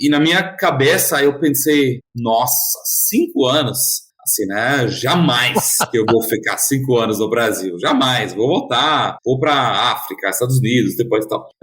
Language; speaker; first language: Portuguese; non-native, fluent; German